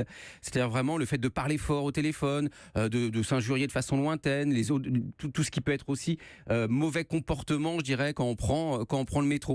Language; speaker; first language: French; native; French